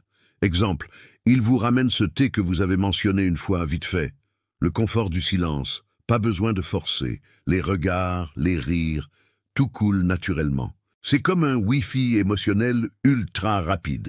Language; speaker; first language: French; native; French